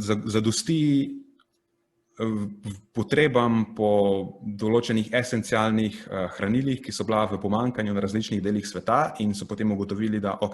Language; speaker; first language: Slovenian; native; Slovenian